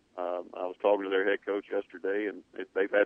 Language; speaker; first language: English; native; English